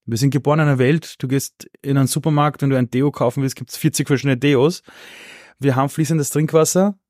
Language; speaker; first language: German; early bilingual, other home language; Persian